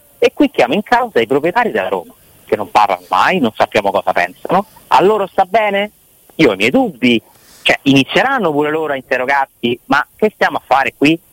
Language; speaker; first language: Italian; native; Italian